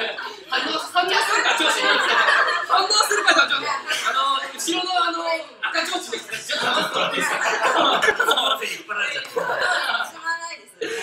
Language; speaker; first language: Japanese; native; Japanese